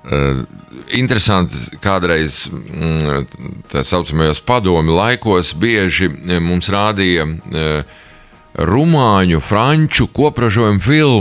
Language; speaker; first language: Latvian; native; Latvian